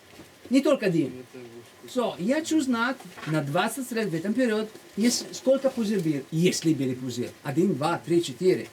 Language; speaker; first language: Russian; non-native, fluent; Italian